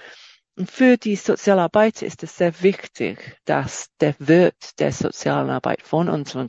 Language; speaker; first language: German; non-native, fluent; English